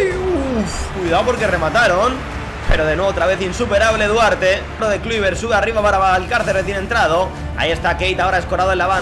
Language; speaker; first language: Spanish; native; Spanish